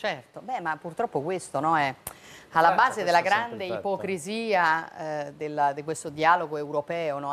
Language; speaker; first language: Italian; native; Italian